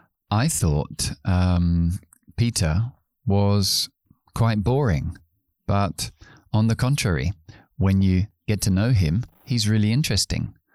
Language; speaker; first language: English; native; English